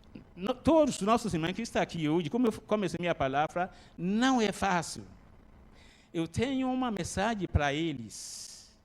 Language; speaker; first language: Portuguese; non-native, learner; Arabic